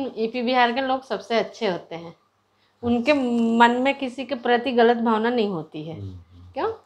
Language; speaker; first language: Hindi; native; Hindi